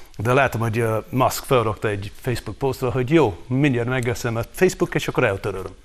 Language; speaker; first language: Hungarian; non-native, fluent; English